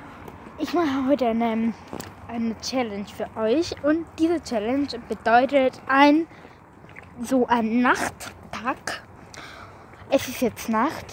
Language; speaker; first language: German; non-native, learner; Bulgarian